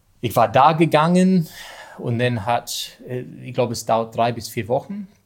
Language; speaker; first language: German; non-native, learner; English